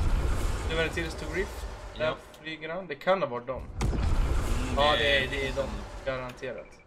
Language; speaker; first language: Swedish; native; Swedish